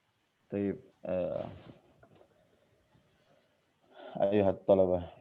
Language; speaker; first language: Arabic; non-native, fluent; Indonesian